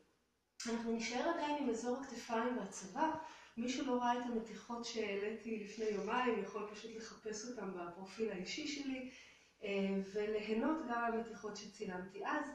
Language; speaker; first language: Hebrew; native; Hebrew